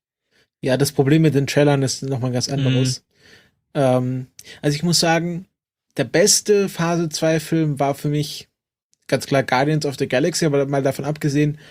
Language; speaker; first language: German; native; German